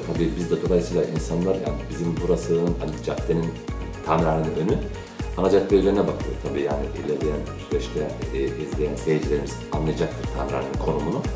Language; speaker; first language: Turkish; native; Turkish